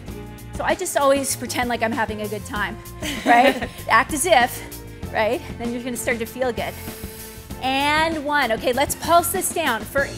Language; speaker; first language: English; native; English